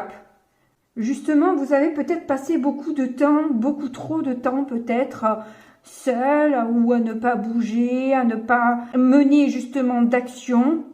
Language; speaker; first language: French; native; French